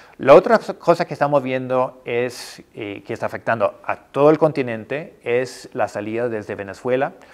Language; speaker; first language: Spanish; non-native, fluent; English